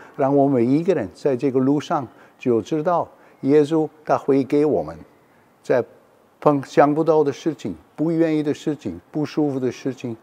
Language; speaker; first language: Chinese; non-native, fluent; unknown